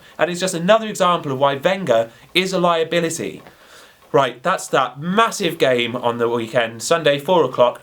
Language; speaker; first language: English; native; English